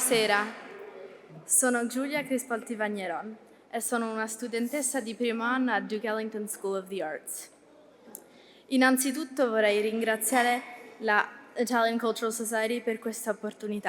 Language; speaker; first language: Italian; early bilingual, heritage; Italian